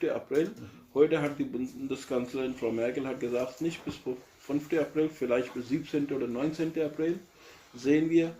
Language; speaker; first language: German; non-native, learner; Urdu